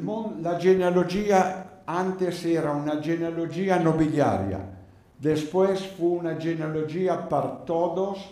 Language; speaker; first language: Spanish; non-native, learner; Italian